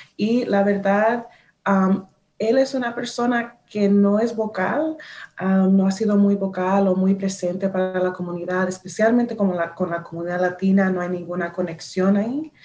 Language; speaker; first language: Spanish; early bilingual, heritage; Spanish